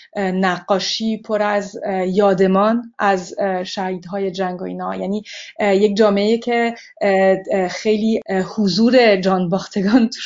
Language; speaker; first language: Persian; early bilingual, heritage; Persian